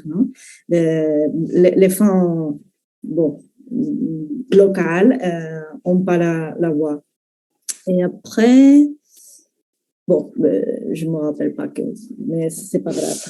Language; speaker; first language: French; non-native, fluent; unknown